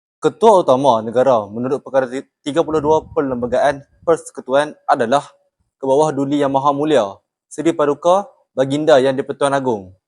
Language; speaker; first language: Malay; native; Malay